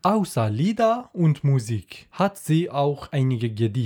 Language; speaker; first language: German; non-native, learner; Persian